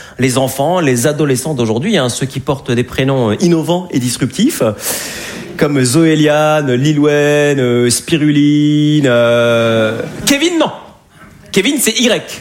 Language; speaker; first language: French; native; French